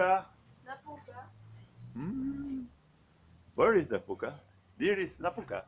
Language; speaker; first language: English; non-native, learner; Spanish